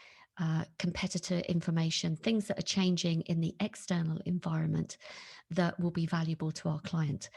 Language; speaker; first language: English; native; English